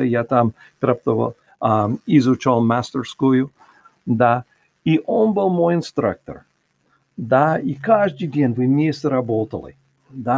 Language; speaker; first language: Russian; non-native, learner; English